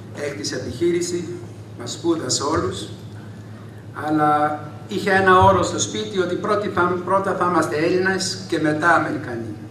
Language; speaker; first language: Greek; early bilingual, heritage; Greek